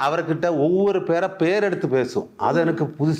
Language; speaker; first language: Tamil; non-native, learner; Malayalam